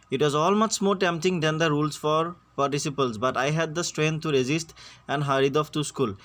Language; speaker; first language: English; non-native, local second language; Assamese